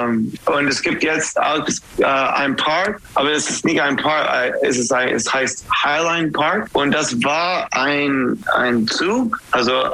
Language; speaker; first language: German; non-native, learner; English